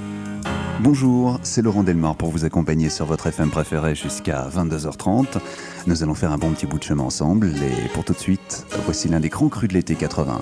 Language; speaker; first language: French; native; French